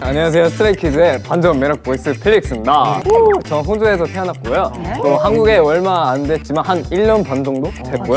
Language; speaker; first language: Korean; early bilingual, heritage; English